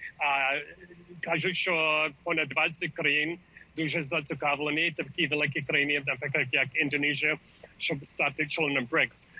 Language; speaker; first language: Ukrainian; early bilingual, heritage; English